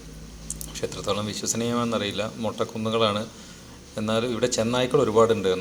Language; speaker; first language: Malayalam; native; Malayalam